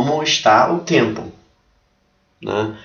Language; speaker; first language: Portuguese; non-native, fluent; English